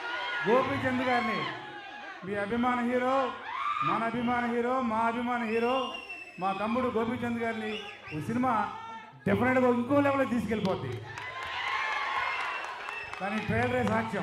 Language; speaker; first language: Telugu; native; Telugu